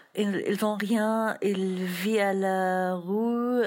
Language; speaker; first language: French; non-native, fluent; Arabic